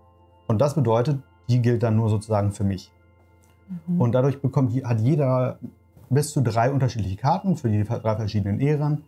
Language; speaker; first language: German; native; German